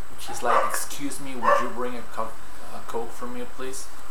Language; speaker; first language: English; non-native, fluent; Spanish